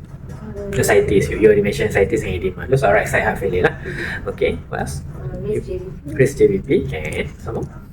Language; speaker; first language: English; non-native, local second language; Malay